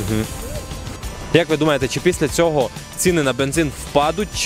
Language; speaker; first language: Ukrainian; native; Ukrainian